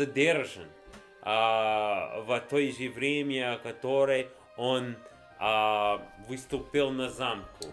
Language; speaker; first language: Russian; non-native, learner; English